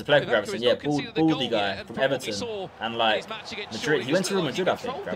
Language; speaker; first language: English; native; English